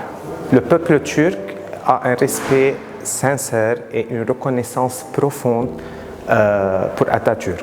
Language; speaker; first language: French; non-native, local second language; Arabic